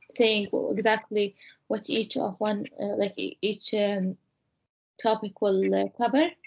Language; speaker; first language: English; non-native, fluent; Arabic